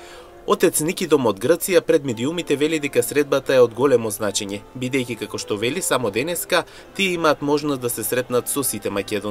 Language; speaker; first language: Macedonian; native; Macedonian